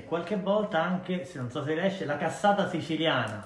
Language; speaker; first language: Italian; native; Italian